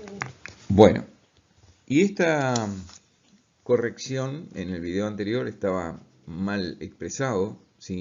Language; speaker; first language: Spanish; native; Spanish